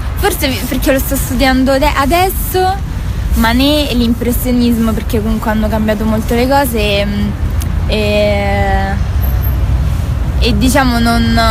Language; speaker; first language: Italian; early bilingual, other home language; Arabic